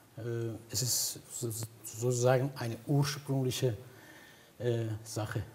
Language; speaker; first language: German; non-native, fluent; Turkish